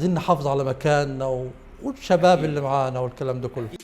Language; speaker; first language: Arabic; native; Arabic